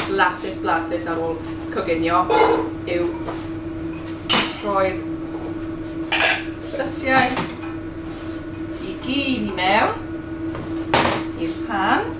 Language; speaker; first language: Welsh; non-native, learner; English